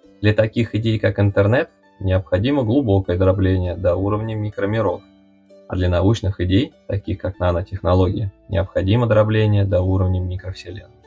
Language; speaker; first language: Russian; native; Russian